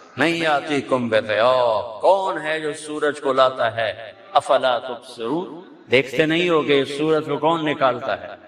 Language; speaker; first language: Urdu; non-native, local second language; Punjabi